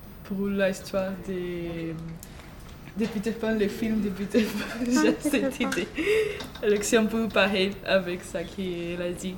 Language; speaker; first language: French; non-native, learner; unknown